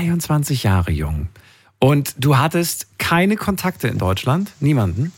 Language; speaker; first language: German; native; German